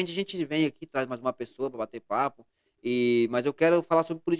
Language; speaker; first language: Portuguese; native; Portuguese